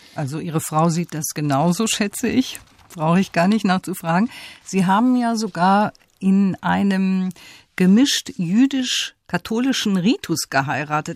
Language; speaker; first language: German; native; German